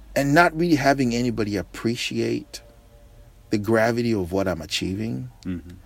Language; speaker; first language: English; non-native, local second language; Bemba